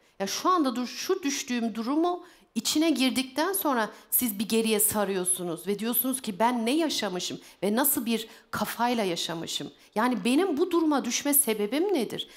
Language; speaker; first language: Turkish; early bilingual, heritage; Turkish